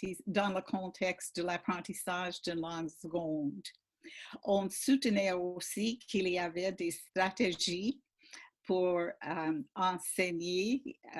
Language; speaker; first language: French; non-native, fluent; English